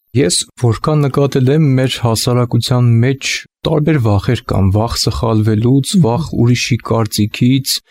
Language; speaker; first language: Armenian; native; Armenian